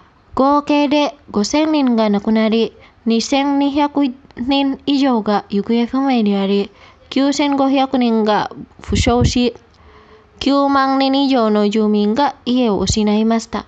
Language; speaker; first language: Japanese; non-native, fluent; Indonesian